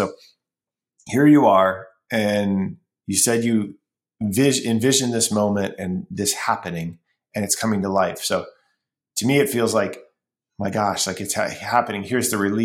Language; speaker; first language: English; native; English